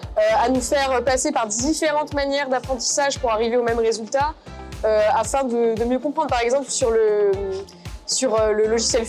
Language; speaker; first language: French; native; French